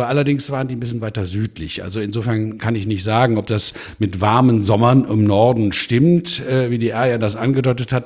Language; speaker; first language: German; native; German